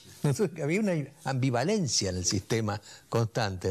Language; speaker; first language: Spanish; native; Spanish